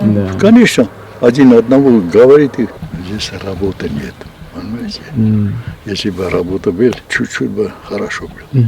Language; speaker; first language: Russian; non-native, local second language; Armenian